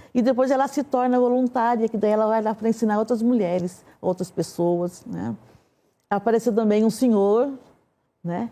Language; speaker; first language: Portuguese; native; Portuguese